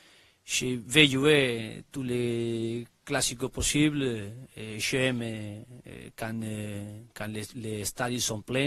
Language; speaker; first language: French; non-native, learner; Spanish